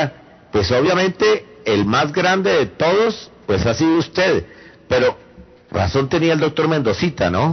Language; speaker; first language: Spanish; native; Spanish